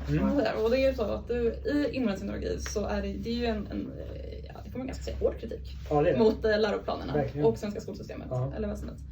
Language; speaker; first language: Swedish; native; Swedish